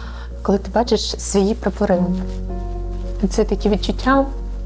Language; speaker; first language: Ukrainian; native; Ukrainian